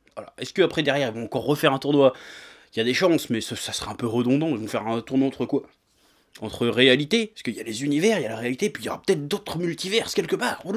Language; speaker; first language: French; native; French